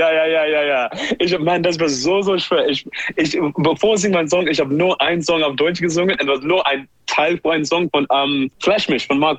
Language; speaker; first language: German; non-native, learner; English